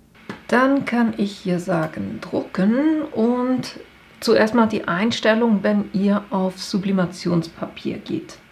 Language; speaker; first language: German; native; German